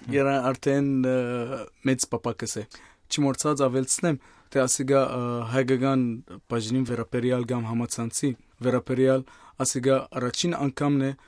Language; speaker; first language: Armenian; native; Armenian